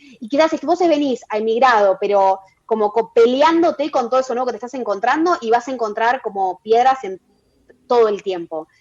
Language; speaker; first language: Spanish; native; Spanish